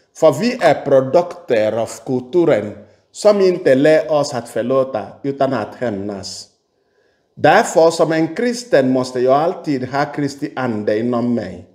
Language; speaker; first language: Swedish; non-native, fluent; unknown